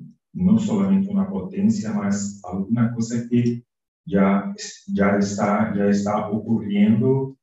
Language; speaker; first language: Spanish; non-native, fluent; Portuguese